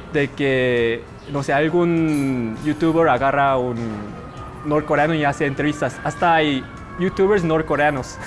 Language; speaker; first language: Spanish; non-native, fluent; Korean